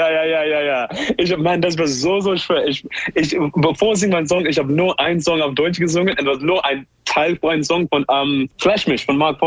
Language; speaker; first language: German; non-native, learner; English